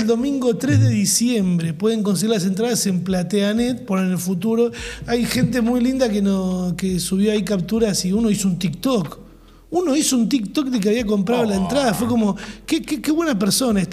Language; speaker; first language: Spanish; native; Spanish